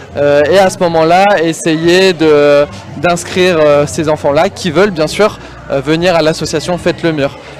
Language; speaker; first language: French; native; French